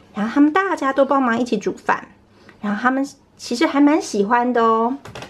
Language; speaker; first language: Chinese; native; Chinese